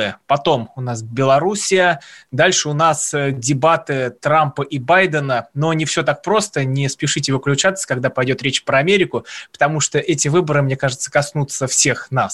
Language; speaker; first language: Russian; native; Russian